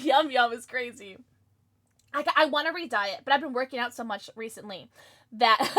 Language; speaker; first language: English; native; English